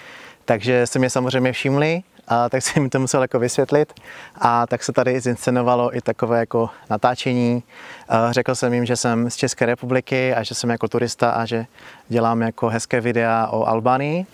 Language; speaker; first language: Czech; native; Czech